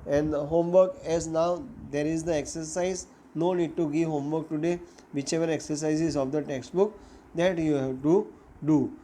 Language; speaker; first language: English; non-native, local second language; Gujarati